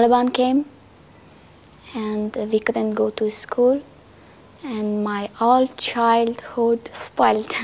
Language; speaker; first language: English; non-native, learner; Persian